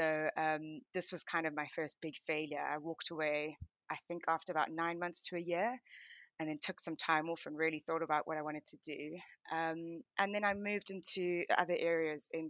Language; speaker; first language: English; native; English